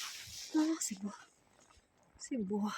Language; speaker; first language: French; non-native, fluent; Russian